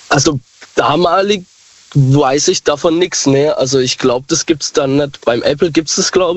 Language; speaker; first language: German; native; German